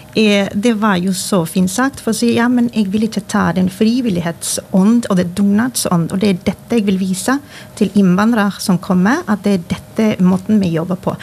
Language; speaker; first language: Norwegian; non-native, fluent; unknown